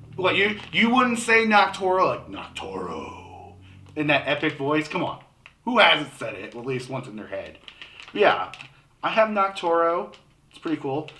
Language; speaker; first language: English; native; English